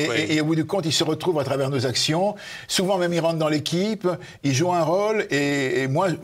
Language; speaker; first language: French; native; French